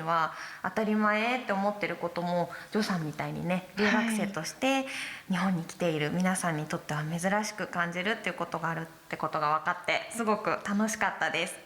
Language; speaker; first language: Japanese; native; Japanese